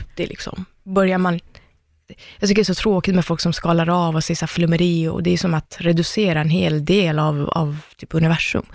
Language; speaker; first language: Swedish; early bilingual, other home language; Persian